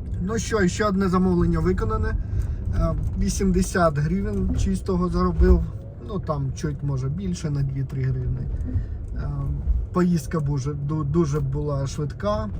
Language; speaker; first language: Ukrainian; non-native, local second language; Russian